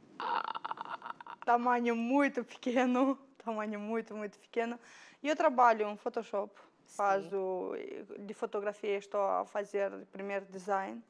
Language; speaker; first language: Portuguese; non-native, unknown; Romanian